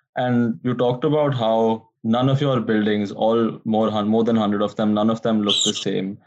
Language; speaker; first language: English; non-native, local second language; Hindi